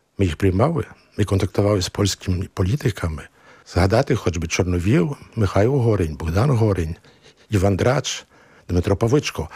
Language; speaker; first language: Ukrainian; early bilingual, heritage; Ukrainian